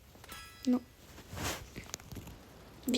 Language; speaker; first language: French; native; French